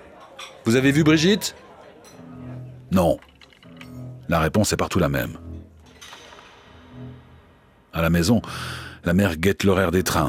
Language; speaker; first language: French; native; French